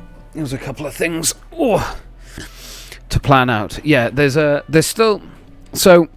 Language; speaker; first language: English; native; English